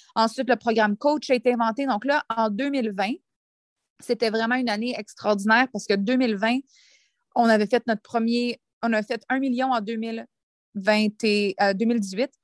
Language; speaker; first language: French; native; French